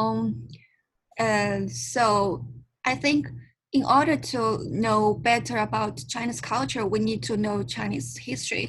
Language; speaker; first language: English; non-native, learner; Chinese